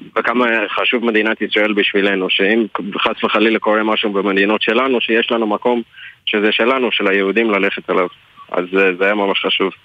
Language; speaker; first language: Hebrew; non-native, fluent; English